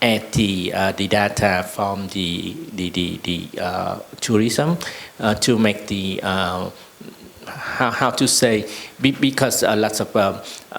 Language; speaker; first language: English; non-native, learner; Vietnamese